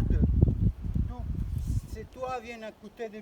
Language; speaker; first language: French; non-native, learner; Italian